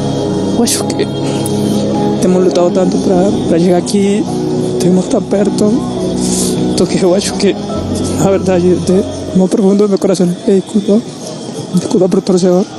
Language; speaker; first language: Portuguese; non-native, fluent; Spanish